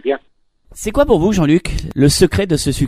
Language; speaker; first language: French; native; French